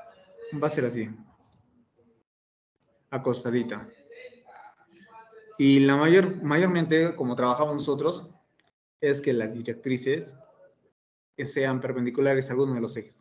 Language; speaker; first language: Spanish; native; Spanish